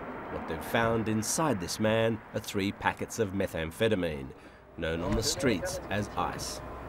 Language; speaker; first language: English; native; English